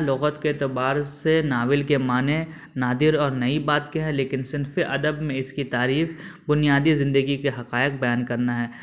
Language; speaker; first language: Urdu; native; Urdu